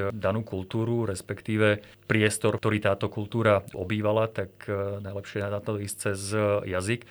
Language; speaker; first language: Slovak; native; Slovak